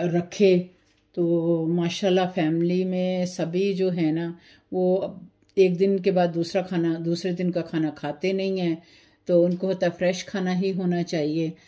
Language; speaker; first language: Urdu; native; Urdu